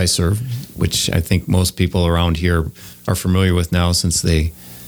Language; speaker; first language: English; native; English